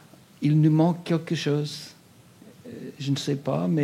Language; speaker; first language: French; non-native, fluent; English